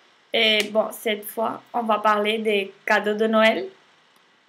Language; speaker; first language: French; non-native, learner; Spanish